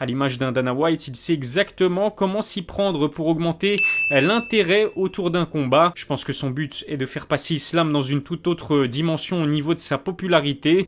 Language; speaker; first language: French; native; French